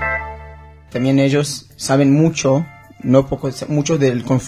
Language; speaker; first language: Spanish; non-native, learner; Hebrew